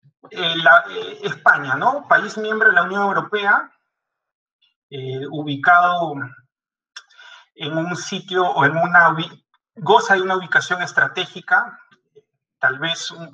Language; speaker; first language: Spanish; native; Spanish